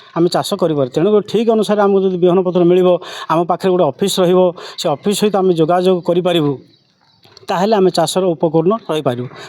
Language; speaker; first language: Odia; native; Odia